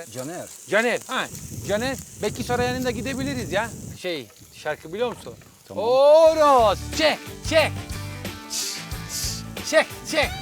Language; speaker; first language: Turkish; non-native, fluent; Italian